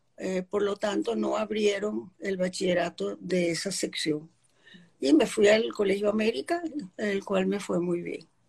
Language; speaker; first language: Spanish; early bilingual, other home language; Polish